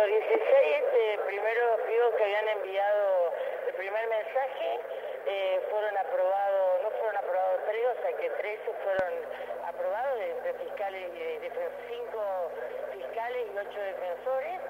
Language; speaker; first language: Spanish; native; Spanish